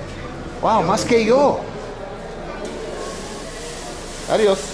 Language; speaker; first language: Spanish; non-native, learner; English